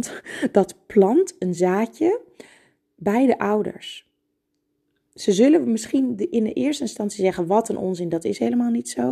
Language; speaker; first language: Dutch; native; Dutch